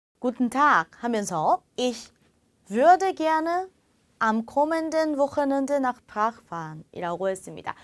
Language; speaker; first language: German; non-native, fluent; Korean